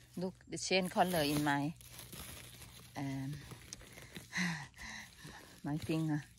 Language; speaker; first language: English; non-native, learner; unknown